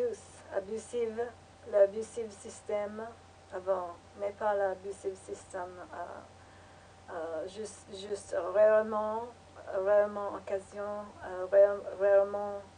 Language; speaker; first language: French; non-native, learner; English